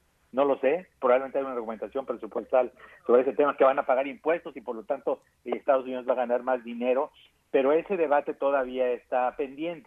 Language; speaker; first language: Spanish; native; Spanish